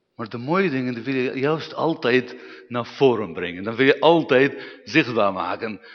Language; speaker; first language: Dutch; non-native, fluent; Arabic